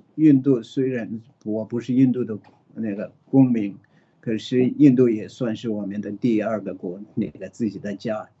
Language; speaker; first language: Chinese; early bilingual, other home language; Tibetan